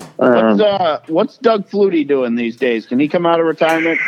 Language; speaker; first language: English; native; English